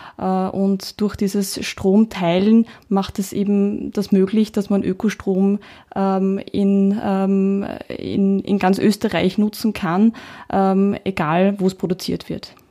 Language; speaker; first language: German; early bilingual, heritage; Czech